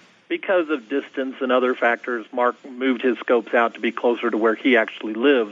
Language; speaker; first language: English; native; English